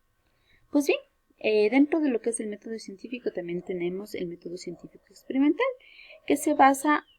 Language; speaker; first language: Spanish; native; Spanish